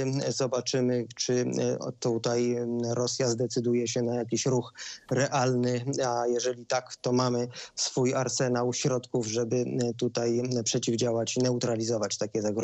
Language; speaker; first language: Polish; native; Polish